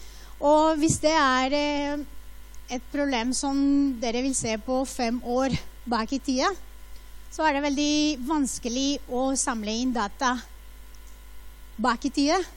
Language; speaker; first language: Norwegian; non-native, fluent; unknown